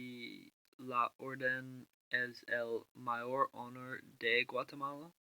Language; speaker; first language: Spanish; non-native, learner; English